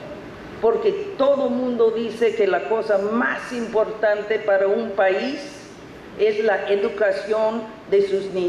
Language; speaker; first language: Spanish; non-native, fluent; English